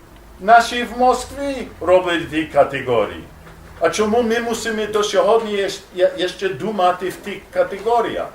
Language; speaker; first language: Ukrainian; non-native, learner; English